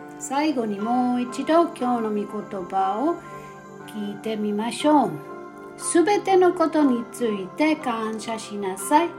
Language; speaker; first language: Japanese; non-native, fluent; German